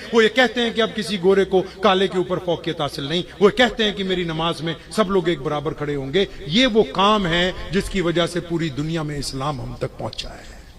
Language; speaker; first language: Urdu; non-native, local second language; Punjabi